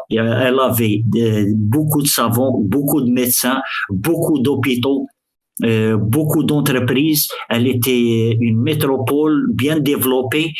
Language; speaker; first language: French; early bilingual, other home language; Arabic